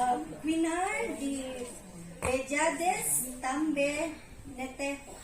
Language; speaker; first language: Catalan; non-native, learner; Filipino